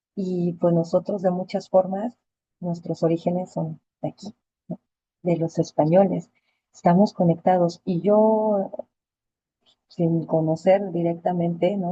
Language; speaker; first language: Spanish; native; Spanish